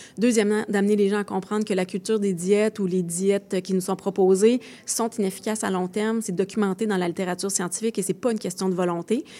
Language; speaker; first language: French; native; French